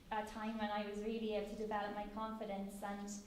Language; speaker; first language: English; native; English